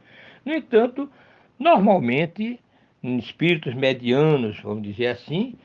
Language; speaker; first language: Portuguese; native; Portuguese